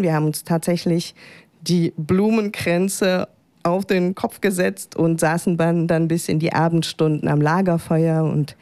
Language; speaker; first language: German; native; German